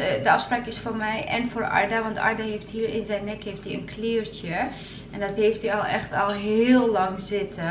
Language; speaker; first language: Dutch; early bilingual, other home language; Turkish